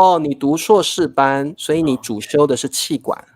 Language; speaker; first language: Chinese; native; Chinese